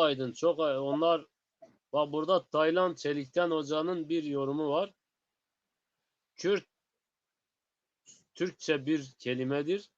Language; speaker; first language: Turkish; non-native, local second language; Zaza